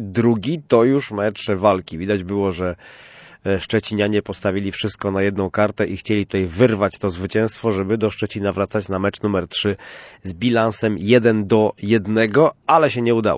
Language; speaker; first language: Polish; native; Polish